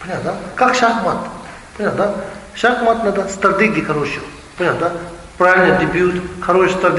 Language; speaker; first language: Russian; non-native, learner; Tibetan